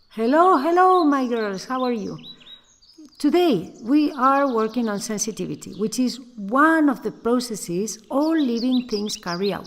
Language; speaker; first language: English; non-native, fluent; Spanish